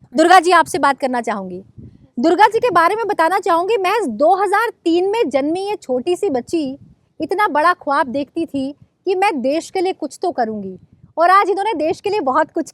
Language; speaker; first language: Hindi; native; Hindi